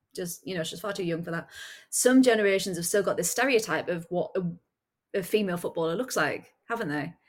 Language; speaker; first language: English; native; English